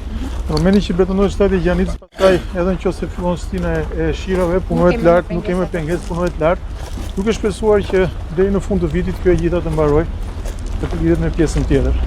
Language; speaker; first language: Albanian; native; Albanian